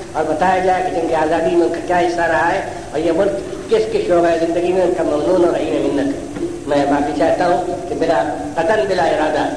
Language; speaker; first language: Urdu; native; Urdu